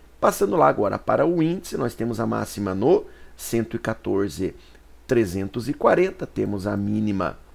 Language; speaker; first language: Portuguese; native; Portuguese